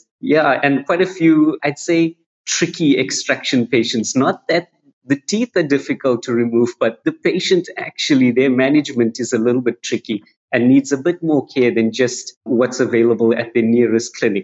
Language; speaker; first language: English; native; English